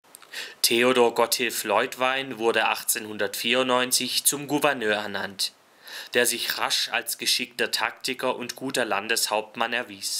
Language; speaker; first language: German; native; German